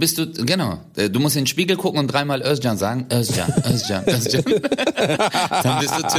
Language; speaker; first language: German; early bilingual, other home language; Turkish